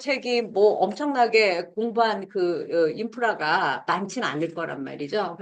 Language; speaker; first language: Korean; native; Korean